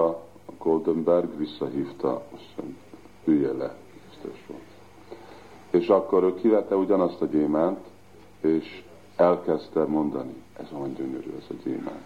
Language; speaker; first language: Hungarian; early bilingual, heritage; Hungarian